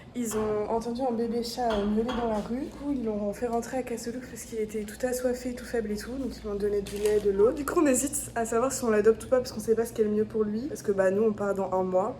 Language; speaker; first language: French; native; French